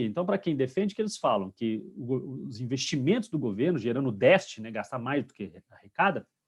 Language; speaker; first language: Portuguese; native; Portuguese